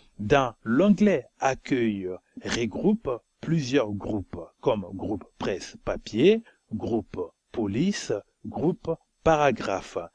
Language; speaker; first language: French; non-native, local second language; Bambara